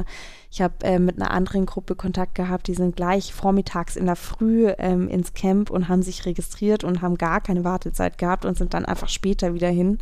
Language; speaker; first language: German; native; German